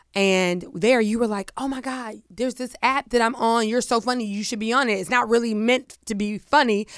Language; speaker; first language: English; native; English